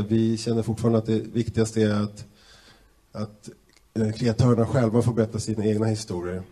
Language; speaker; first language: Swedish; native; Swedish